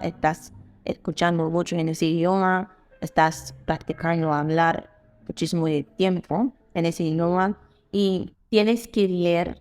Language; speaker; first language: Spanish; non-native, fluent; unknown